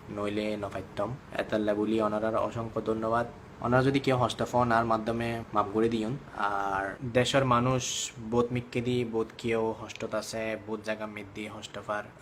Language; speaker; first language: Bangla; native; Bangla